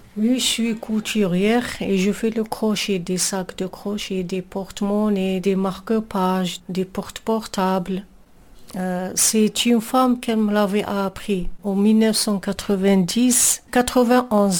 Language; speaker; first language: French; non-native, local second language; Arabic